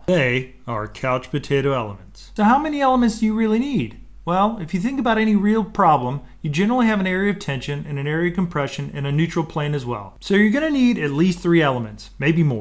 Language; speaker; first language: English; native; English